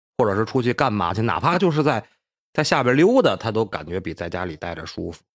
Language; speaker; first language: Chinese; native; Chinese